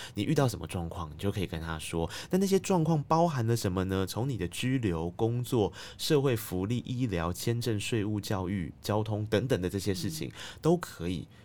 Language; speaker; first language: Chinese; native; Chinese